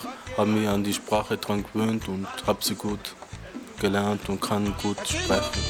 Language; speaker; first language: German; early bilingual, other home language; Spanish